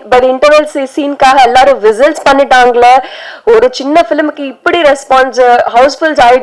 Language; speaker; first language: Tamil; non-native, learner; Telugu